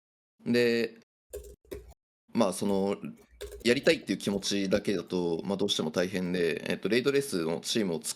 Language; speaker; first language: Japanese; native; Japanese